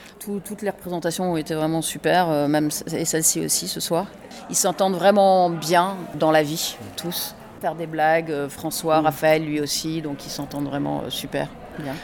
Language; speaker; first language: French; early bilingual, other home language; English